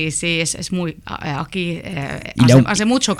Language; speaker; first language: Spanish; non-native, learner; Finnish